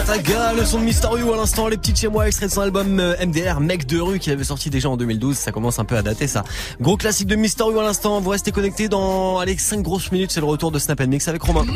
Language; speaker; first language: French; native; French